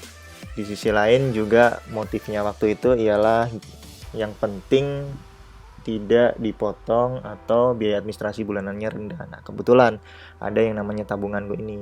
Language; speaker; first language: Indonesian; native; Indonesian